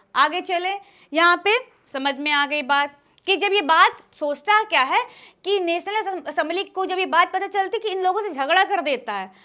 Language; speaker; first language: Hindi; native; Hindi